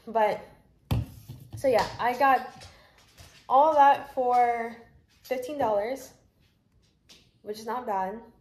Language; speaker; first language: English; native; English